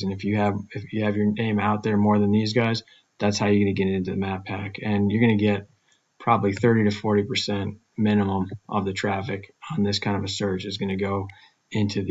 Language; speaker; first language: English; native; English